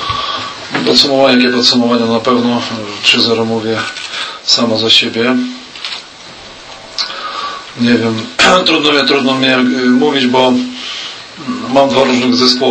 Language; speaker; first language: Polish; non-native, fluent; Russian